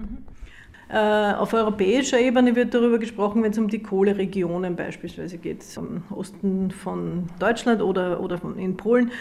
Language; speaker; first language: German; native; German